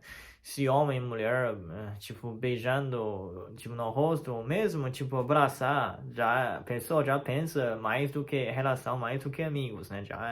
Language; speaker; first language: Portuguese; non-native, fluent; Chinese